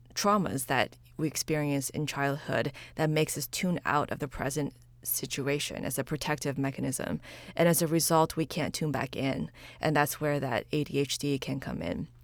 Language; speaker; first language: English; early bilingual, other home language; Chinese